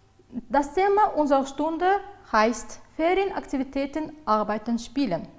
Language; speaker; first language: German; non-native, fluent; Uzbek